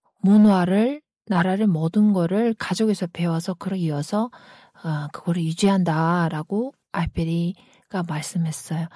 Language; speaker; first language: Korean; non-native, fluent; Kyrgyz